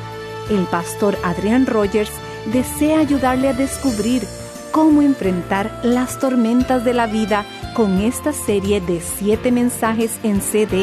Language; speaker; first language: Spanish; native; Spanish